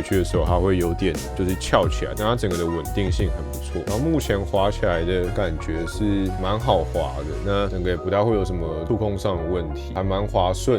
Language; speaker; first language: Chinese; native; Chinese